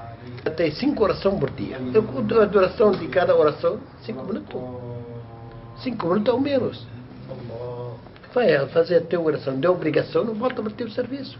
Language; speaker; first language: Portuguese; non-native, learner; Arabic